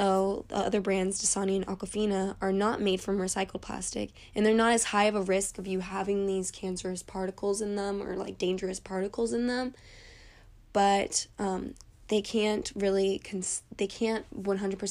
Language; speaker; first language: English; native; English